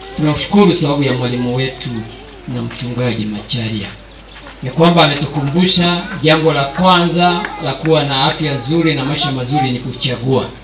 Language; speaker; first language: Swahili; non-native, local second language; Kamba